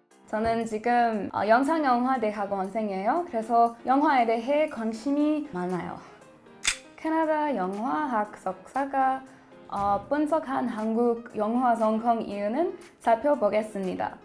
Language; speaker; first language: Korean; non-native, learner; English